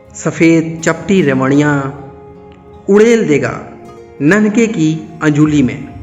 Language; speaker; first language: Hindi; native; Hindi